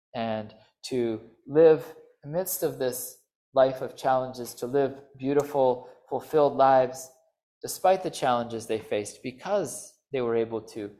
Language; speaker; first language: English; native; English